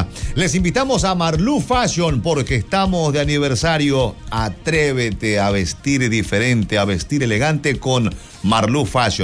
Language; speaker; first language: Spanish; native; Spanish